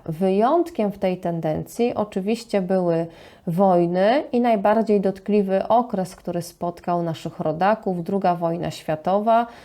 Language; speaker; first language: Polish; native; Polish